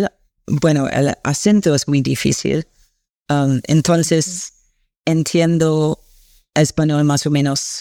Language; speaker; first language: Spanish; non-native, learner; English